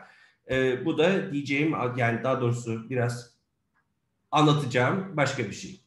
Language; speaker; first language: Turkish; native; Turkish